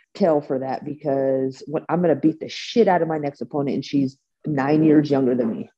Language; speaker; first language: English; native; English